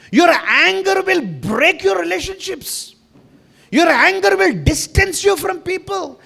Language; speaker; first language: English; non-native, local second language; Telugu